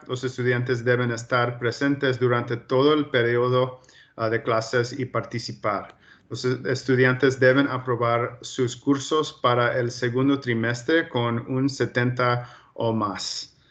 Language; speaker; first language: Spanish; early bilingual, heritage; Spanish